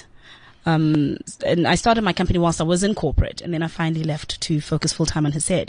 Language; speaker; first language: English; non-native, local second language; Zulu